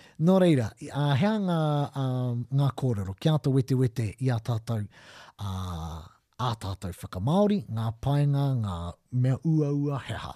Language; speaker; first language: Māori; non-native, local second language; English